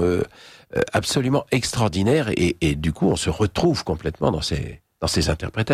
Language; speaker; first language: French; native; French